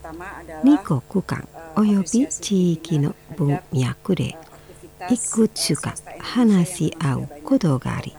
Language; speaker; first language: Japanese; non-native, fluent; Indonesian